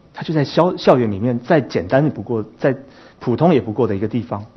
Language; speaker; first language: Chinese; native; Chinese